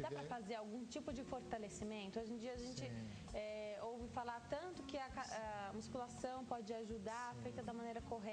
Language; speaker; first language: Portuguese; native; Portuguese